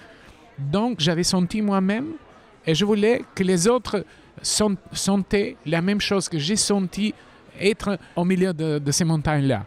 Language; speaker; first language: French; non-native, fluent; Albanian